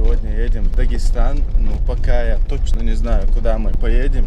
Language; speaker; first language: Russian; non-native, local second language; Chechen